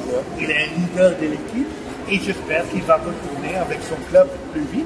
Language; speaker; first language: French; non-native, fluent; Dutch